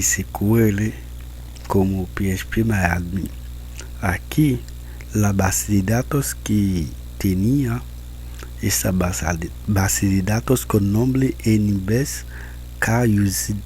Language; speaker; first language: Spanish; non-native, learner; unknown